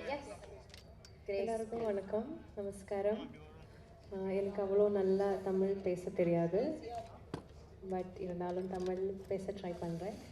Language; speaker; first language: Tamil; non-native, learner; Malayalam